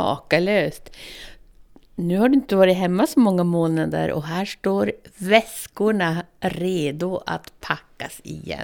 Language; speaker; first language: Swedish; native; Swedish